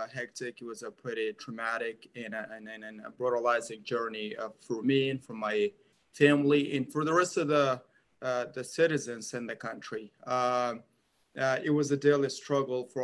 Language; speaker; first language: English; non-native, fluent; Persian